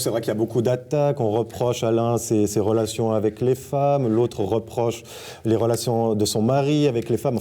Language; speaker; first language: French; native; French